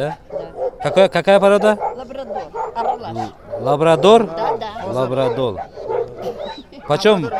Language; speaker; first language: Russian; non-native, local second language; Uzbek